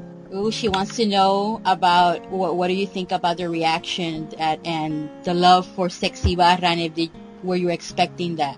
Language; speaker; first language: English; non-native, local second language; Spanish